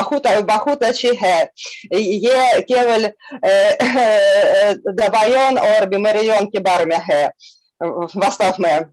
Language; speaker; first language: Hindi; non-native, learner; Russian